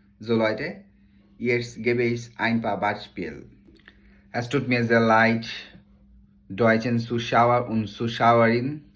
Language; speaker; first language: German; non-native, learner; Bangla